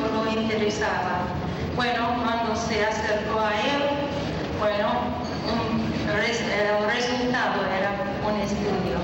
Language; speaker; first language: Spanish; non-native, fluent; English